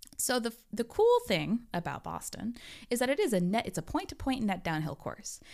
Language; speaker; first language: English; native; English